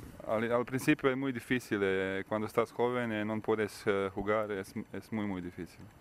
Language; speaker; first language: Spanish; non-native, learner; Bosnian